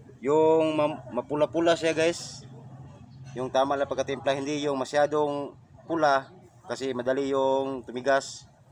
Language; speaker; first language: Filipino; non-native, local second language; Cebuano